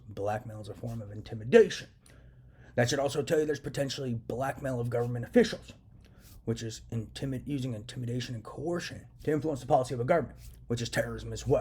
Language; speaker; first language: English; native; English